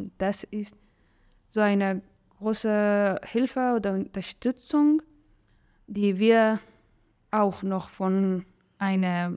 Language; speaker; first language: German; non-native, learner; Persian